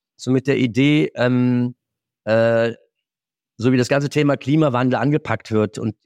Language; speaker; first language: German; native; German